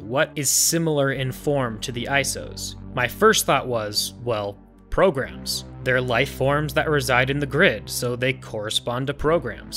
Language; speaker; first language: English; native; English